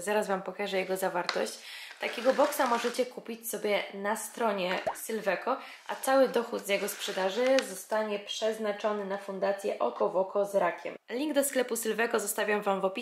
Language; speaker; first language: Polish; native; Polish